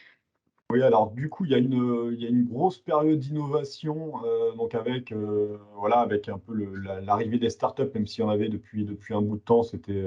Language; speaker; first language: French; native; French